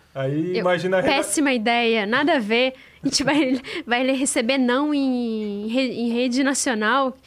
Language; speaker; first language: Portuguese; native; Portuguese